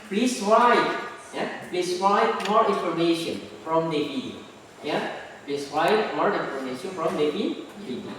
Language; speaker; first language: English; non-native, learner; Indonesian